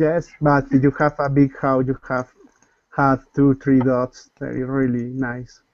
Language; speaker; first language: English; non-native, learner; Spanish